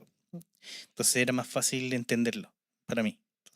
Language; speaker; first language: Spanish; native; Spanish